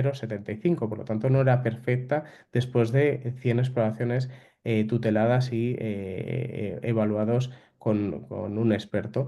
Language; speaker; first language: Spanish; native; Spanish